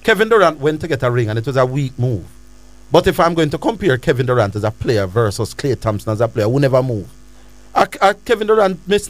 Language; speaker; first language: English; native; English